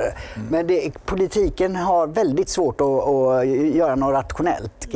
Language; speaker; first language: Swedish; native; Swedish